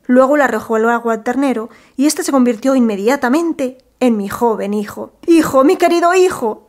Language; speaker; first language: Spanish; native; Spanish